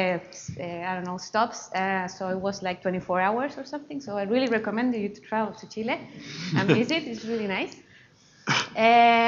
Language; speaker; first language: English; non-native, fluent; Spanish